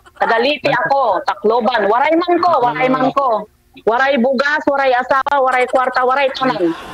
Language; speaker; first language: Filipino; non-native, local second language; Waray